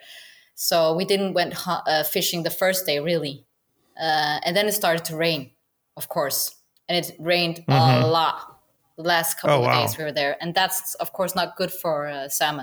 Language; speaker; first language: English; non-native, fluent; Danish